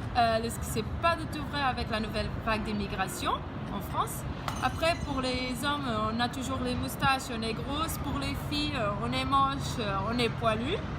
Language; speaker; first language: French; non-native, fluent; Portuguese